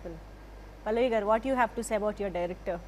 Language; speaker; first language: Telugu; native; Telugu